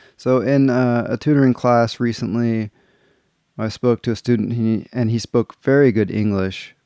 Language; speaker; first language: English; native; English